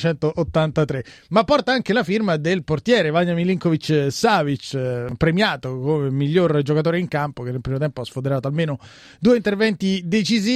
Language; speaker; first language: Italian; native; Italian